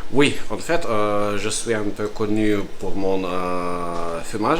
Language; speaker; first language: French; non-native, fluent; Russian